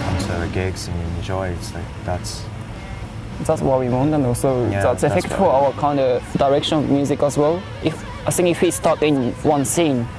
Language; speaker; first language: English; non-native, learner; Japanese